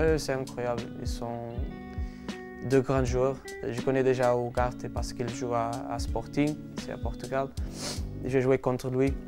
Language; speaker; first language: French; non-native, learner; Portuguese